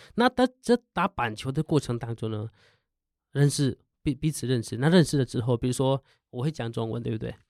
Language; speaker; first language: Chinese; non-native, fluent; Hindi